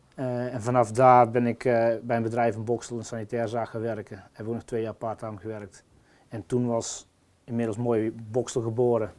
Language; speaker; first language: Dutch; native; Dutch